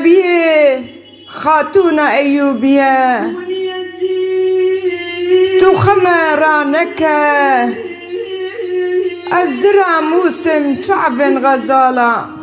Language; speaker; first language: Arabic; non-native, local second language; Kurdish